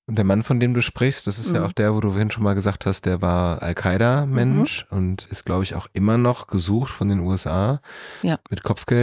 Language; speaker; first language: German; native; German